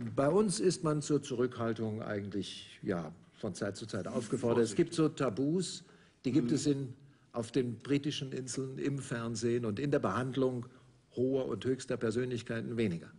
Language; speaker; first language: German; native; German